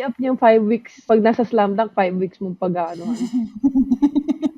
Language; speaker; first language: Filipino; native; Filipino